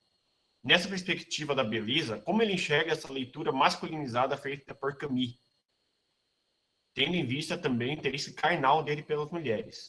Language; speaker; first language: Portuguese; native; Portuguese